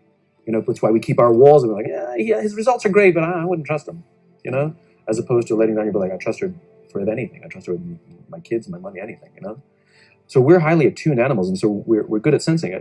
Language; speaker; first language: English; native; English